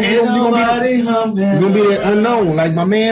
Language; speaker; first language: English; native; English